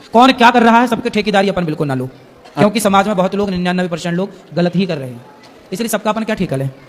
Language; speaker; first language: Hindi; native; Hindi